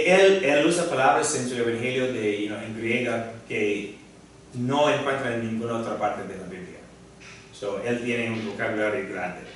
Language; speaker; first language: Spanish; non-native, fluent; English